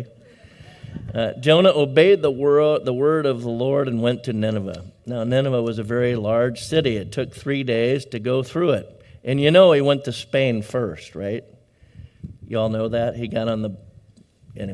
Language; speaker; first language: English; native; English